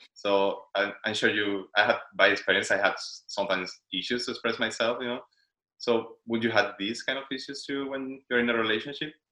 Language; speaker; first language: English; non-native, fluent; Spanish